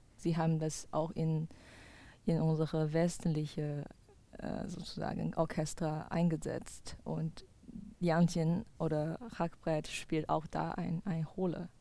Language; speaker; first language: German; non-native, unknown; Chinese